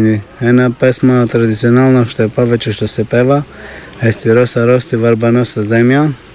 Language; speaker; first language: Bulgarian; early bilingual, heritage; Bulgarian